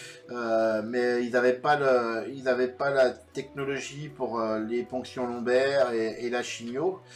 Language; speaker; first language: French; native; French